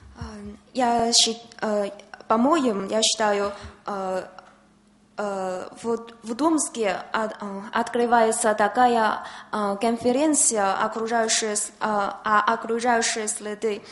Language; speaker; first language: Russian; non-native, learner; Chinese